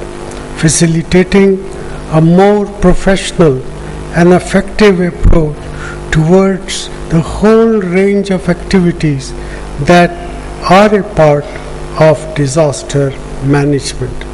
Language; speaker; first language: English; non-native, local second language; Punjabi